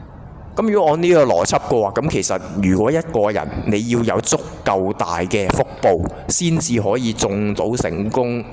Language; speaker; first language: Cantonese; native; Cantonese